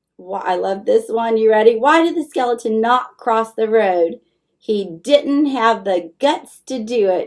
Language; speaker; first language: English; native; English